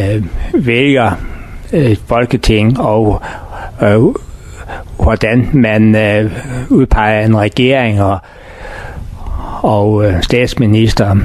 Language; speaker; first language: Danish; non-native, learner; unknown